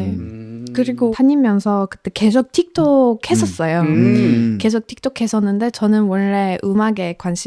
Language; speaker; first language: Korean; non-native, fluent; Polish